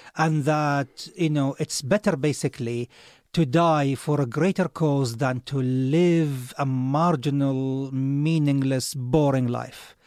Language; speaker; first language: English; non-native, fluent; Arabic